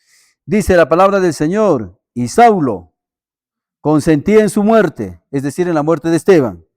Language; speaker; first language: Spanish; native; Spanish